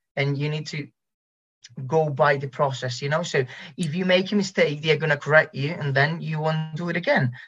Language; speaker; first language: English; non-native, fluent; Spanish